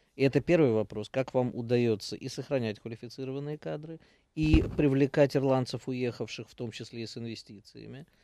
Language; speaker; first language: Russian; native; Russian